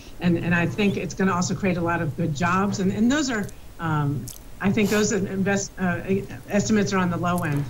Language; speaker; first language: English; native; English